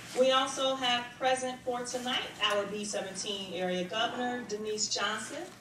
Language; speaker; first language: English; native; English